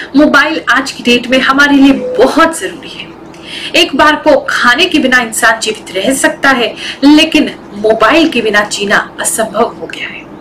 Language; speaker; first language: Hindi; native; Hindi